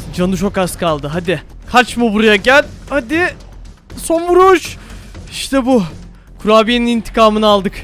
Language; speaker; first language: Turkish; native; Turkish